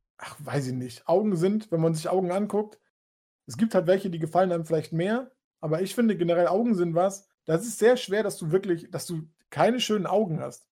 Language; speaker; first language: German; native; German